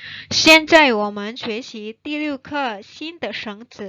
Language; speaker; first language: Chinese; non-native, fluent; Indonesian